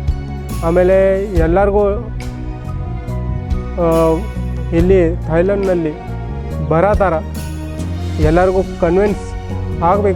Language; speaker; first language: Kannada; non-native, local second language; Marathi